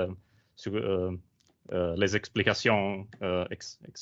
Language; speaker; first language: French; non-native, learner; Italian